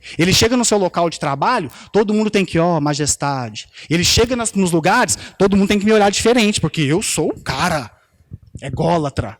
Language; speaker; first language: Portuguese; native; Portuguese